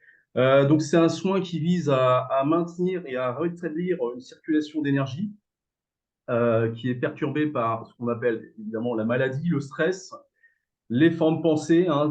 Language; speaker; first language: French; native; French